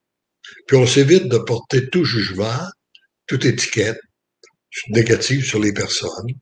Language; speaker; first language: French; native; French